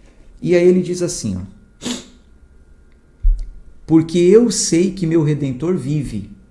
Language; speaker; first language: Portuguese; native; Portuguese